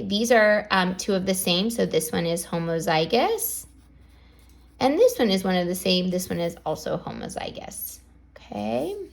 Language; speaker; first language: English; native; English